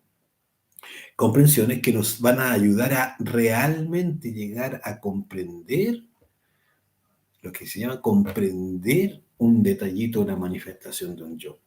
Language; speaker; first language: Spanish; native; Spanish